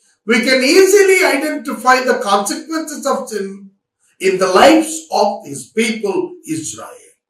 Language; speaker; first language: English; non-native, local second language; Telugu